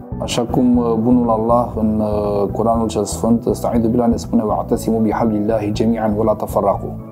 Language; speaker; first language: Romanian; non-native, local second language; Crimean Tatar